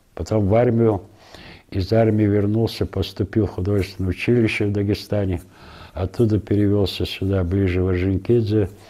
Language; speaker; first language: Russian; non-native, local second language; Ingush